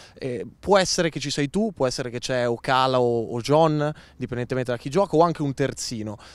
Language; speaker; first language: Italian; native; Italian